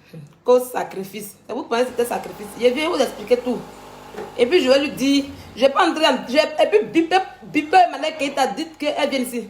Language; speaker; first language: French; native; French